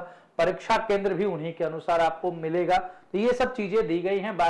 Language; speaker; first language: Hindi; native; Hindi